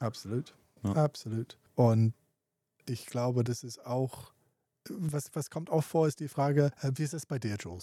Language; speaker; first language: German; non-native, fluent; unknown